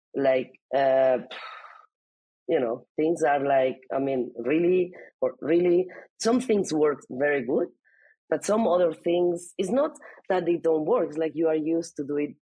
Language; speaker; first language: English; non-native, fluent; Spanish